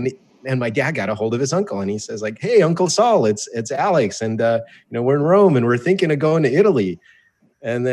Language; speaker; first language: English; early bilingual, other home language; Russian